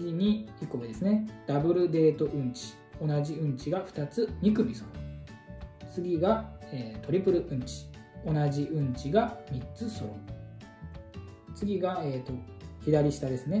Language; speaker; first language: Japanese; native; Japanese